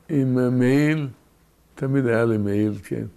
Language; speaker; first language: Hebrew; early bilingual, other home language; Yiddish